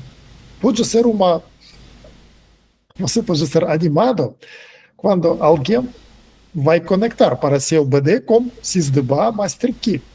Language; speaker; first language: Portuguese; non-native, fluent; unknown